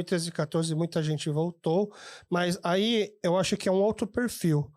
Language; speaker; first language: Portuguese; early bilingual, other home language; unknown